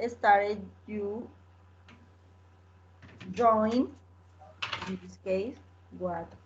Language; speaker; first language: English; non-native, learner; Spanish